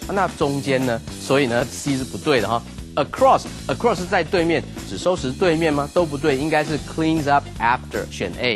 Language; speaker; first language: Chinese; native; Chinese